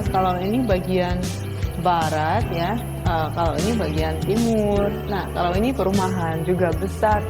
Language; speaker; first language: Indonesian; non-native, fluent; Russian